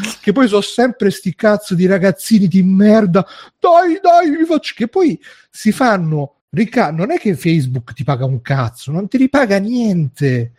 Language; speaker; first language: Italian; native; Italian